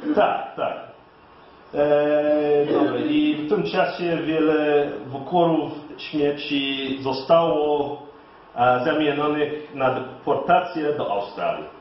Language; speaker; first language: Polish; non-native, learner; English